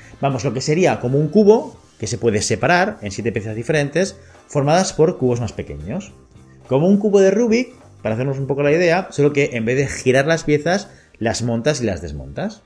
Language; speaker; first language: Spanish; native; Spanish